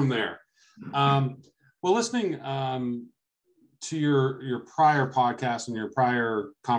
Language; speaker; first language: English; native; English